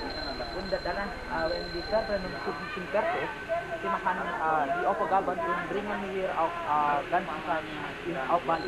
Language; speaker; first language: German; non-native, learner; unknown